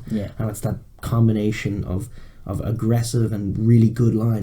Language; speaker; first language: English; native; English